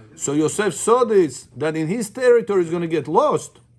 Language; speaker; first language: English; non-native, fluent; Russian